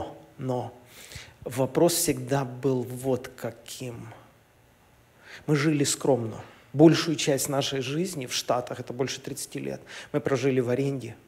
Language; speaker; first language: Russian; native; Russian